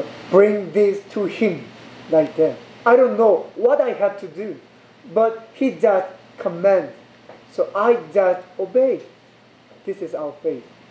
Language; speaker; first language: English; non-native, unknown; Korean